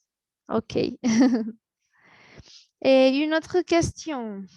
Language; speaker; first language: French; non-native, fluent; Spanish